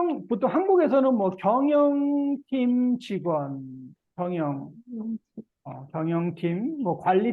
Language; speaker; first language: Korean; native; Korean